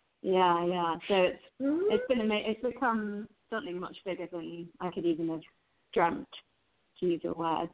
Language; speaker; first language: English; native; English